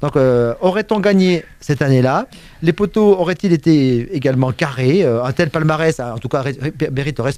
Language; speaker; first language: French; native; French